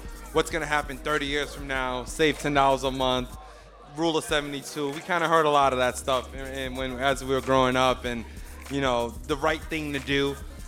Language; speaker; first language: English; native; English